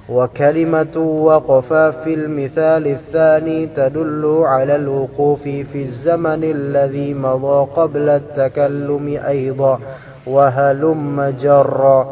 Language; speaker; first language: Arabic; non-native, fluent; Indonesian